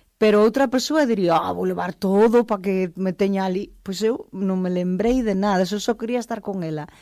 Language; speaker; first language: Galician; early bilingual, other home language; Portuguese